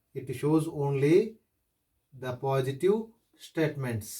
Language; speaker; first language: English; non-native, local second language; Kannada